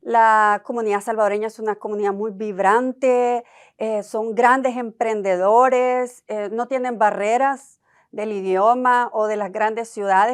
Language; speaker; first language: Spanish; native; Spanish